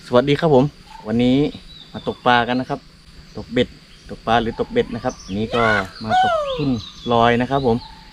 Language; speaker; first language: Thai; native; Thai